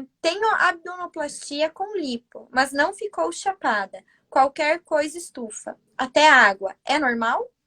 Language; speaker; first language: Portuguese; native; Portuguese